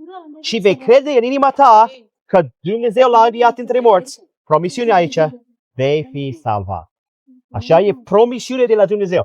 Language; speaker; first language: Romanian; non-native, learner; English